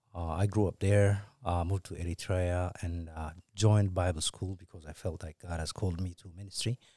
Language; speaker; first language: English; non-native, fluent; Tigrinya